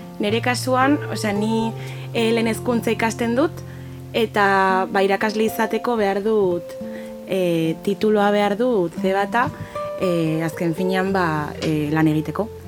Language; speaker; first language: Basque; non-native, local second language; French